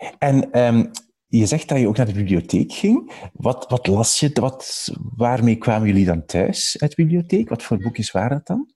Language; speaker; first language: Dutch; native; Dutch